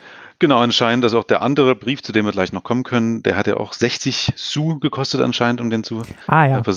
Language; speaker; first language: German; native; German